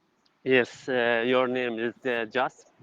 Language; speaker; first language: English; non-native, learner; Arabic